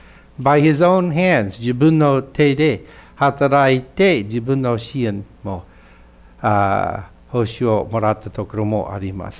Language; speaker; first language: Japanese; non-native, fluent; English